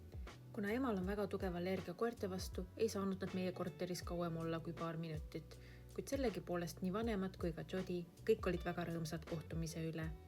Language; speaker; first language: Estonian; native; Estonian